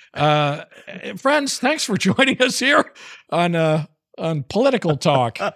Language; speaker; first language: English; native; English